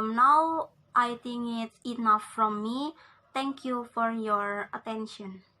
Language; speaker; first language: English; non-native, learner; Indonesian